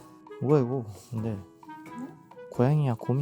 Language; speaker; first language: Korean; native; Korean